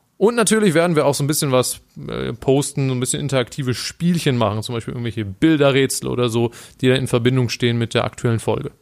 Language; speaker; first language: German; native; German